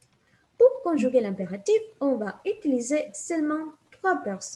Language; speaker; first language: French; non-native, fluent; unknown